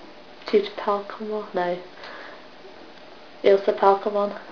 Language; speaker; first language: French; non-native, learner; English